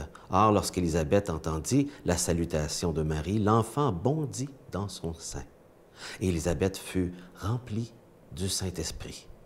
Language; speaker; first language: French; native; French